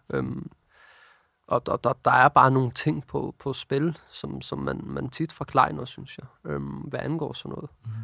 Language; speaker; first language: Danish; early bilingual, other home language; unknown